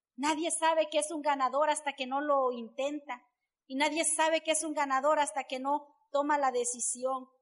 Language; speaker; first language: Spanish; native; Spanish